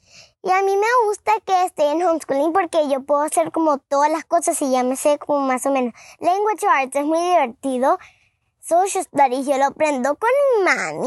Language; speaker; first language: Spanish; early bilingual, heritage; Spanish